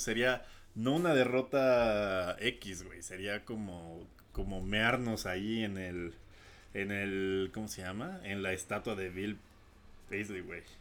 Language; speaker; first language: Spanish; native; Spanish